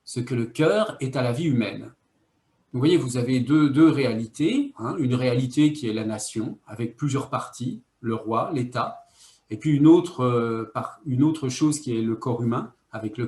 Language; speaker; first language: French; native; French